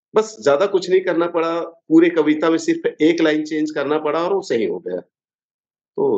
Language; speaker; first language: Hindi; native; Hindi